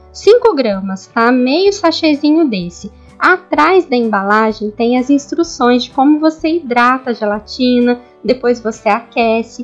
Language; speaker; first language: Portuguese; native; Portuguese